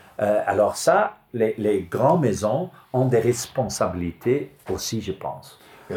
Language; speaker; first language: French; non-native, local second language; Dutch